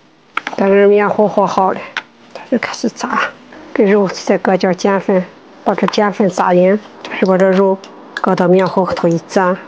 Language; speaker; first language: Chinese; native; Chinese